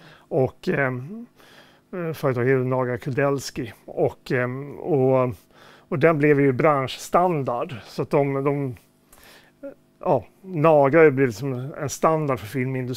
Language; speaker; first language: Swedish; native; Swedish